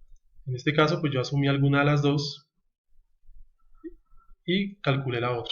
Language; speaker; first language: Spanish; native; Spanish